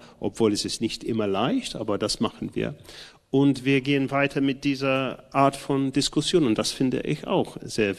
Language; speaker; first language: German; non-native, fluent; English